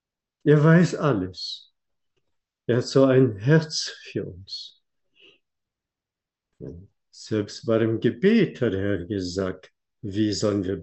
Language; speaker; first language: German; non-native, fluent; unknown